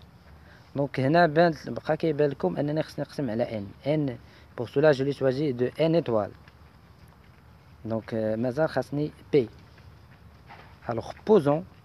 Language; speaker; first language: French; non-native, local second language; Arabic